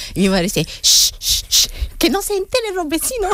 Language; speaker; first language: Spanish; non-native, fluent; Japanese